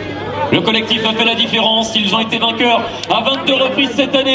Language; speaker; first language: French; native; French